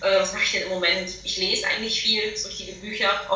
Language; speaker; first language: German; native; German